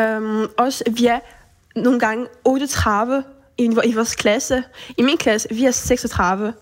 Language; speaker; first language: Danish; early bilingual, heritage; French